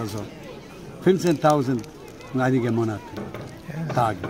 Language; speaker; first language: German; non-native, fluent; Croatian